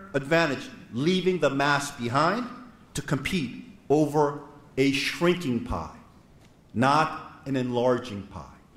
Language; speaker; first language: English; non-native, fluent; Korean